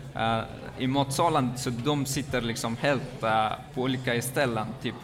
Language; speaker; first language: Swedish; non-native, learner; Persian